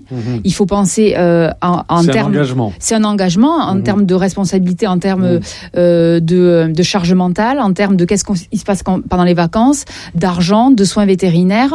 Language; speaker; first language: French; native; French